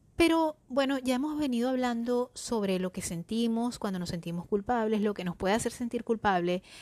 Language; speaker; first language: Spanish; native; Spanish